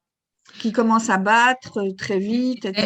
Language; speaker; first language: French; native; French